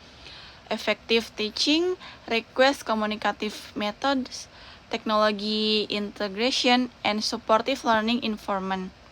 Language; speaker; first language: English; non-native, learner; Indonesian